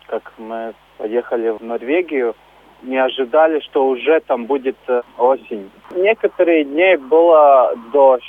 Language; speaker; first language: Russian; non-native, local second language; Latvian